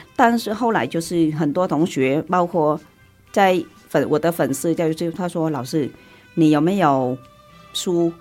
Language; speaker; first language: Chinese; non-native, fluent; Vietnamese